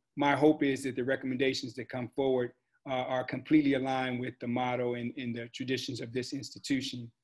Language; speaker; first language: English; native; English